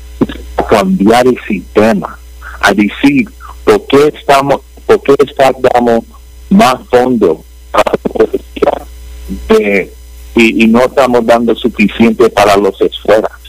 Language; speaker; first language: Spanish; early bilingual, heritage; Spanish